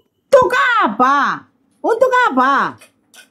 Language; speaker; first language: Indonesian; native; Indonesian